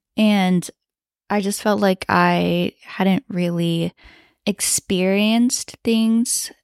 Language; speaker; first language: English; early bilingual, other home language; Chinese